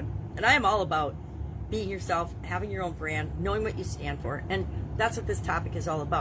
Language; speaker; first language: English; native; English